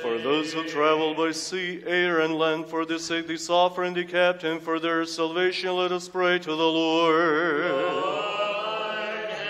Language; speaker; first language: English; non-native, fluent; Ukrainian